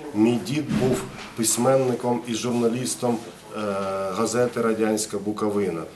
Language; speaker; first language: Ukrainian; non-native, local second language; Russian